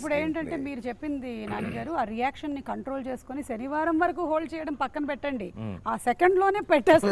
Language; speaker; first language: Telugu; native; Telugu